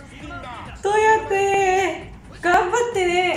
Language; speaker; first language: Japanese; non-native, learner; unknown